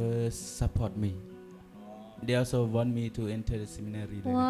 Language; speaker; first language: English; non-native, learner; Thai